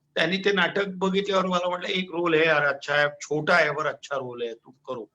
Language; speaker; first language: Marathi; non-native, local second language; Gujarati